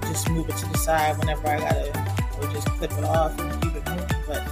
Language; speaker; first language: English; non-native, fluent; Spanish